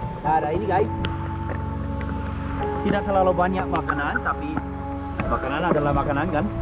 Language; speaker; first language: Indonesian; non-native, fluent; English